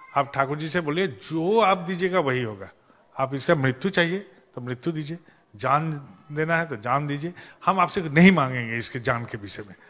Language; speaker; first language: Hindi; non-native, local second language; Bangla